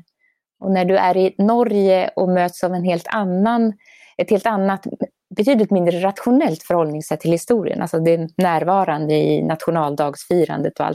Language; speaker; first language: Swedish; native; Swedish